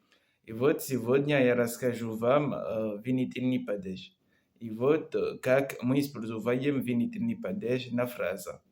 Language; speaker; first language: Russian; non-native, learner; Comorian